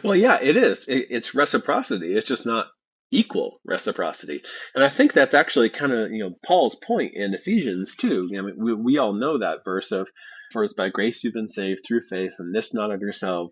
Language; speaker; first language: English; native; English